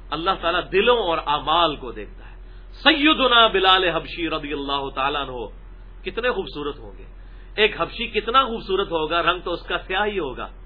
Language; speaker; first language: Urdu; non-native, local second language; Punjabi